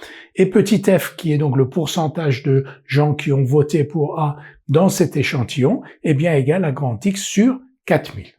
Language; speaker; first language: French; native; French